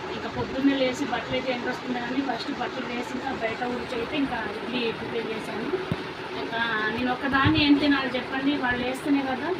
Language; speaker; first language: Telugu; non-native, local second language; Urdu